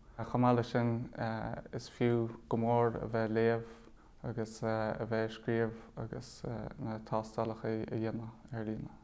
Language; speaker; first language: Irish; native; Irish